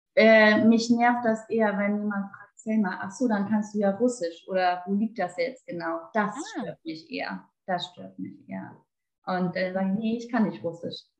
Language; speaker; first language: German; native; German